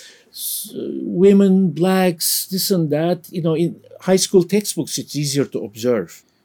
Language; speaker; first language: English; non-native, fluent; Turkish